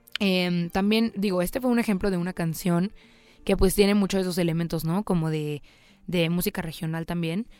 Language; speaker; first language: Spanish; native; Spanish